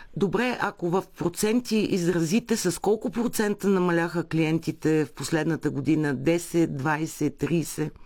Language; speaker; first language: Bulgarian; native; Bulgarian